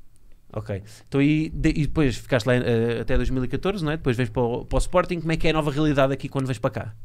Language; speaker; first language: Portuguese; native; Portuguese